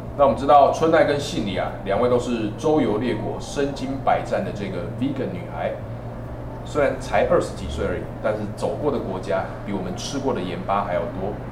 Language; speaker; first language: Chinese; native; Chinese